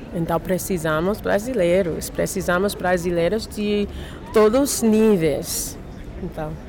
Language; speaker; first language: Portuguese; non-native, learner; English